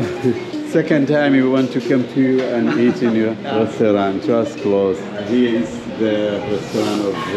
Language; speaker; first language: English; non-native, learner; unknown